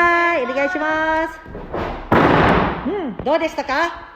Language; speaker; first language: Japanese; non-native, learner; Filipino